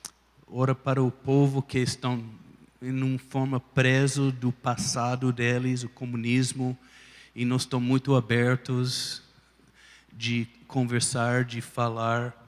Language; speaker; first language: Portuguese; non-native, fluent; English